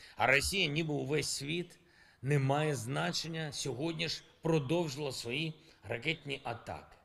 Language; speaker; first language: Ukrainian; non-native, local second language; Russian